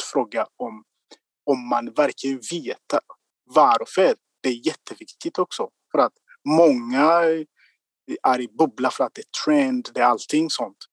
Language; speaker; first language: Swedish; non-native, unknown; Kinyarwanda